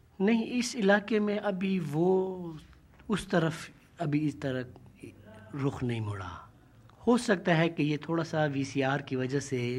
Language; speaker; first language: Urdu; non-native, local second language; Saraiki